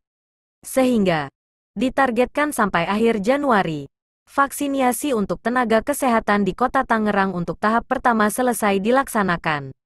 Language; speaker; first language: Indonesian; native; Indonesian